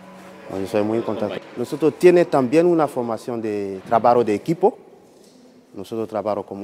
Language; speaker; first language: Spanish; non-native, learner; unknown